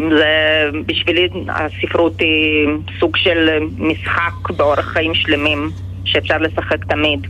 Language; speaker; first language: Hebrew; early bilingual, other home language; Russian